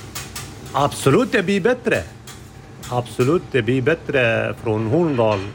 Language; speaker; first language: Swedish; non-native, learner; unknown